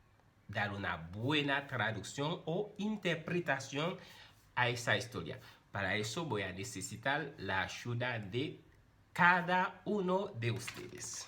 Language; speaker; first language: Spanish; non-native, fluent; Haitian Creole